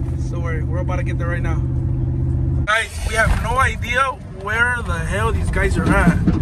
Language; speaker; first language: English; early bilingual, other home language; Spanish